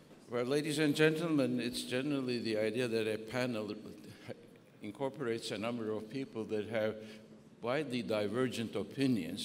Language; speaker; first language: English; non-native, fluent; Turkish